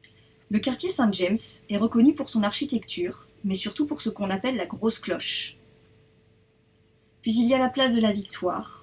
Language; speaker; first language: French; native; French